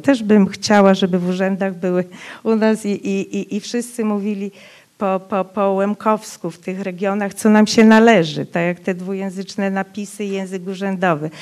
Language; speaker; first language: Polish; non-native, local second language; Rusyn